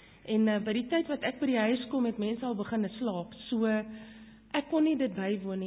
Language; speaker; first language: Afrikaans; non-native, local second language; English